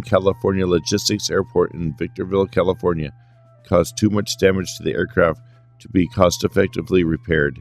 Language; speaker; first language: English; native; English